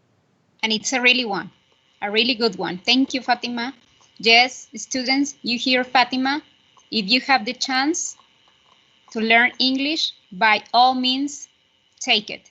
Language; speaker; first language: English; non-native, fluent; Spanish